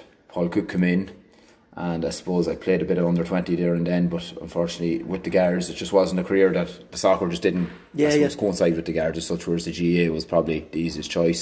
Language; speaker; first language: English; native; English